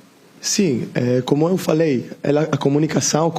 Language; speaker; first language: Portuguese; non-native, learner; Italian